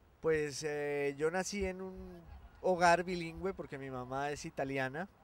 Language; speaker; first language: Spanish; native; Spanish